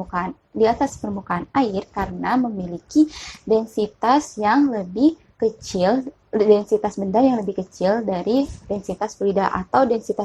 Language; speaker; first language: Indonesian; native; Indonesian